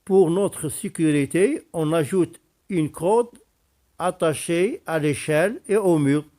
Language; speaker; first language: French; non-native, local second language; Arabic